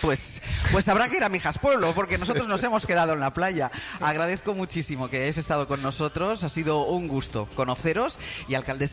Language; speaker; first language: Spanish; native; Spanish